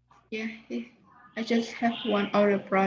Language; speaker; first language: English; non-native, learner; Vietnamese